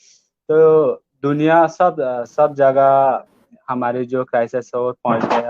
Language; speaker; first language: Hindi; non-native, learner; Rohingya